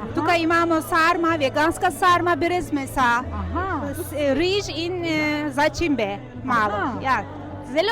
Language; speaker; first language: Slovenian; non-native, learner; Turkish